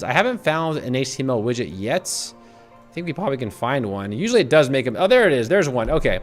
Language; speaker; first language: English; native; English